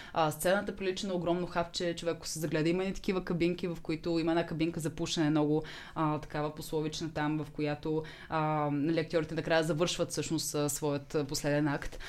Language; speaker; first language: Bulgarian; native; Bulgarian